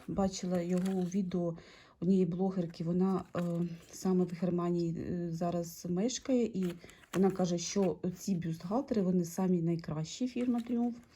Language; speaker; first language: Ukrainian; non-native, local second language; Russian